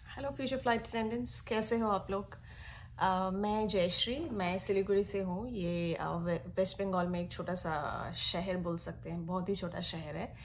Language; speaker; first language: Hindi; non-native, local second language; Bangla